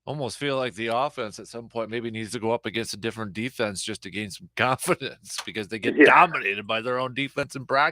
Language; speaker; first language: English; native; English